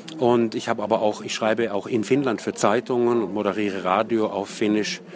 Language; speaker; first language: German; native; German